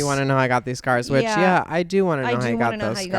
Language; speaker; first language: English; native; English